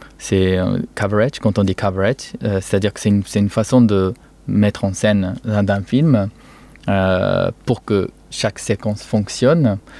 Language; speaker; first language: French; non-native, fluent; Japanese